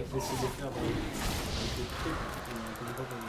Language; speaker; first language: French; native; French